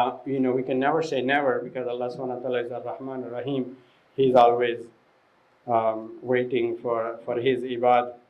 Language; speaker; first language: English; non-native, fluent; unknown